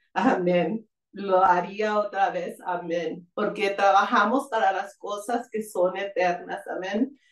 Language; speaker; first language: Spanish; early bilingual, heritage; Spanish